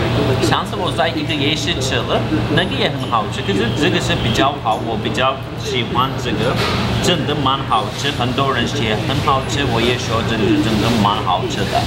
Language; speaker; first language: Chinese; non-native, fluent; Turkish